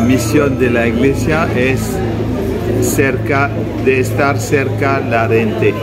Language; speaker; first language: Spanish; non-native, learner; French